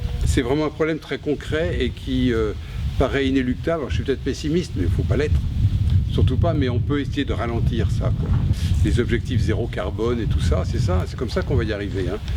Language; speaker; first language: French; native; French